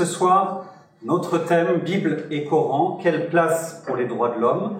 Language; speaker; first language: French; native; French